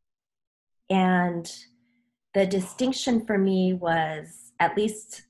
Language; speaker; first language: English; early bilingual, other home language; Korean